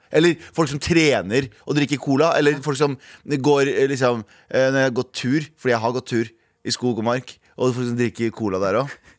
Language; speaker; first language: Norwegian; early bilingual, other home language; Kurdish